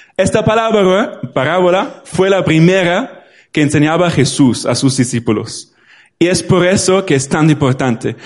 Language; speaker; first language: Spanish; non-native, fluent; German